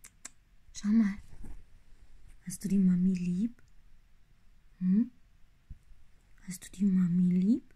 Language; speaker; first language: German; native; German